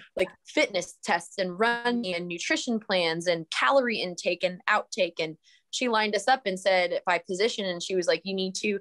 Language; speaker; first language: English; native; English